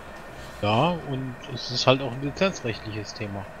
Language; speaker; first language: German; native; German